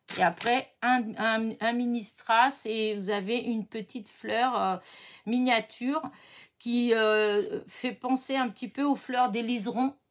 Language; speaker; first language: French; native; French